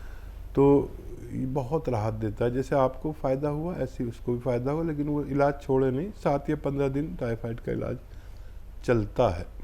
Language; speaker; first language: Hindi; native; Hindi